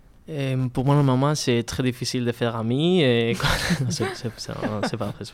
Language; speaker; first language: French; non-native, learner; Spanish